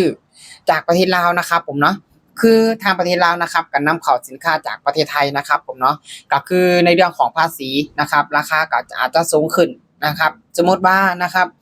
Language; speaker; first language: Thai; non-native, local second language; Lao